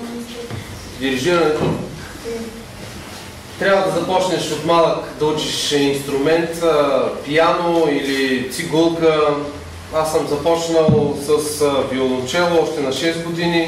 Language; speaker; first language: Bulgarian; native; Bulgarian